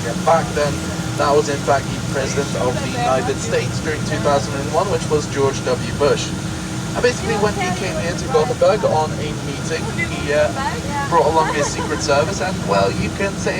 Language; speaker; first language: English; non-native, fluent; Swedish